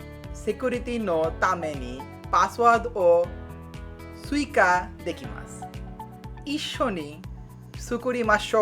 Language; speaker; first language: Japanese; non-native, learner; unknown